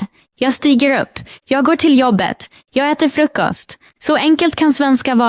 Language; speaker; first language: Swedish; non-native, fluent; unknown